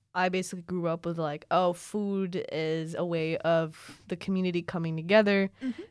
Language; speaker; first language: English; early bilingual, other home language; Filipino